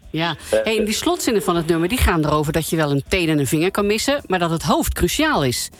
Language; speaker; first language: Dutch; native; Dutch